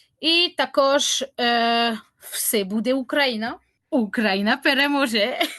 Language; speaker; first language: Ukrainian; non-native, learner; French